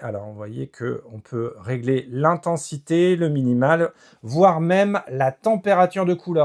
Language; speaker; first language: French; native; French